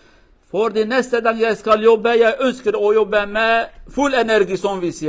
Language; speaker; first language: Swedish; non-native, learner; Kurdish